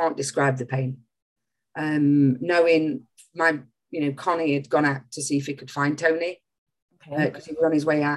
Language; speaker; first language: English; native; English